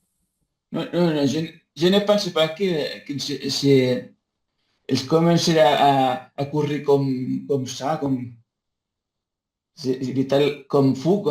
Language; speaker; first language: French; non-native, learner; Spanish